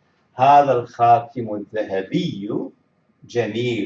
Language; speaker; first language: Arabic; non-native, fluent; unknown